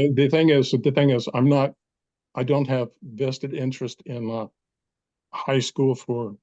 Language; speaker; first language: English; non-native, fluent; Danish